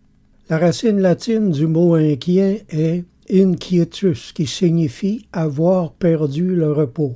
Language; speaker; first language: French; native; French